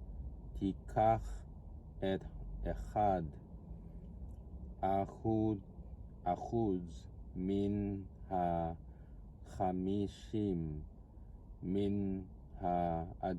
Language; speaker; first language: Hebrew; non-native, learner; Japanese